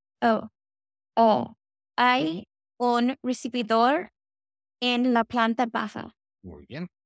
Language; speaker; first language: Spanish; non-native, learner; English